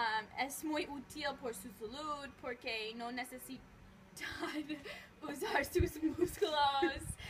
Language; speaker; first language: Spanish; non-native, learner; English